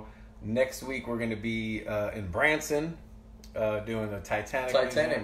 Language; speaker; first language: English; native; English